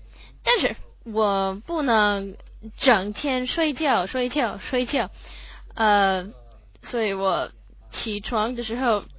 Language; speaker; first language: Chinese; non-native, learner; English